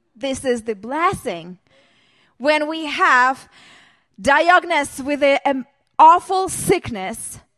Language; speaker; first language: English; non-native, learner; Hebrew